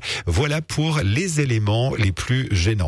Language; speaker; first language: French; native; French